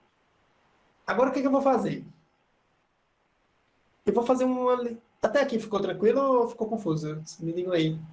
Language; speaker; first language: Portuguese; native; Portuguese